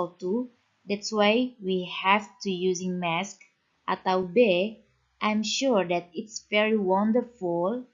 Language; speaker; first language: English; non-native, fluent; Indonesian